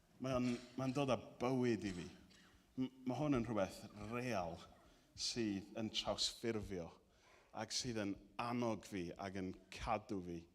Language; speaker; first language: Welsh; native; Welsh